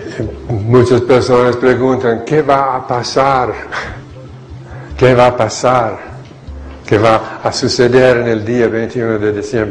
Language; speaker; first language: Spanish; non-native, fluent; English